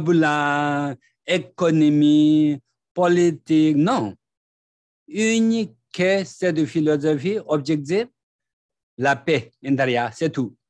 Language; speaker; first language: French; non-native, learner; Tibetan